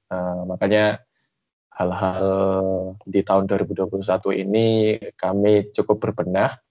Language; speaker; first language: Indonesian; native; Indonesian